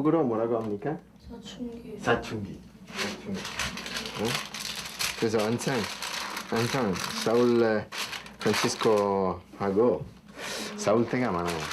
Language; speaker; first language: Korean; non-native, learner; Italian